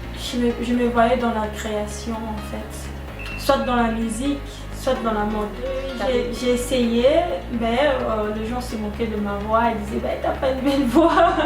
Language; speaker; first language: French; non-native, local second language; Lingala